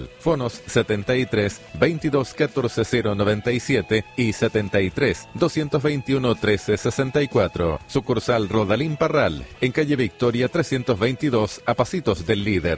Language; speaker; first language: Spanish; native; Spanish